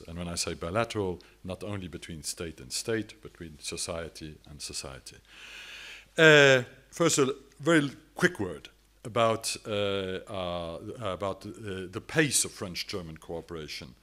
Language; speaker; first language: English; non-native, fluent; French